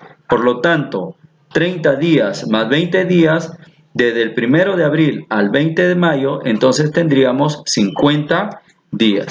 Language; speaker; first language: Spanish; native; Spanish